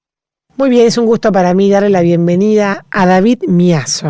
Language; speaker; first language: Spanish; native; Spanish